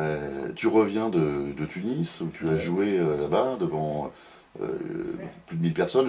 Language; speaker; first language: French; native; French